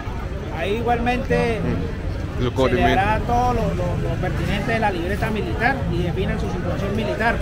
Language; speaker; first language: Spanish; native; Spanish